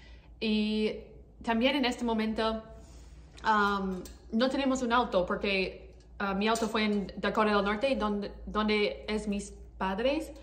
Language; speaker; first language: Spanish; non-native, learner; English